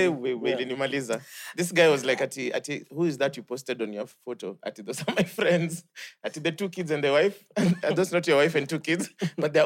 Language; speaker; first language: English; non-native, local second language; Swahili